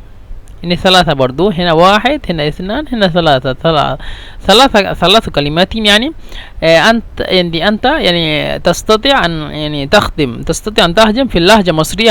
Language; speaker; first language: Arabic; non-native, fluent; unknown